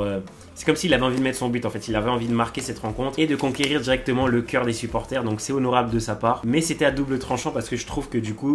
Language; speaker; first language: French; native; French